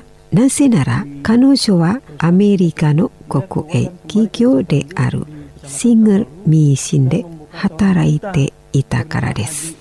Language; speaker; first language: Japanese; non-native, fluent; Indonesian